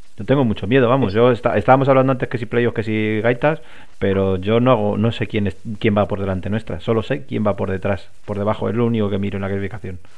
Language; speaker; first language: Spanish; native; Spanish